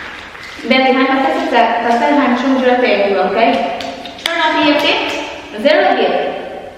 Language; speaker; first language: Albanian; early bilingual, heritage; Albanian